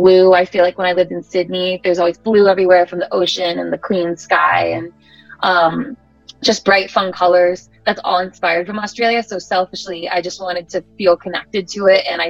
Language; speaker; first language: English; native; English